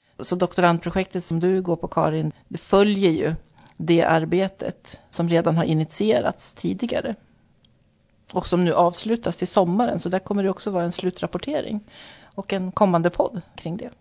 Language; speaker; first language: Swedish; native; Swedish